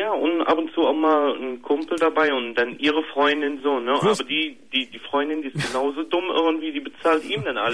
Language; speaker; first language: German; native; German